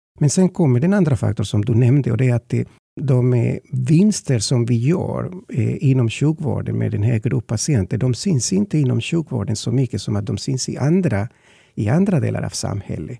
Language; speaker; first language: Swedish; non-native, fluent; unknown